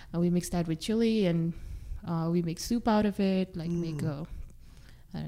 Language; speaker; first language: English; non-native, local second language; Sherpa